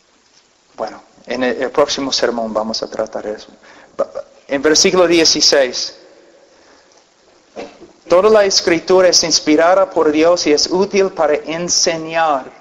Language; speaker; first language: Spanish; non-native, fluent; English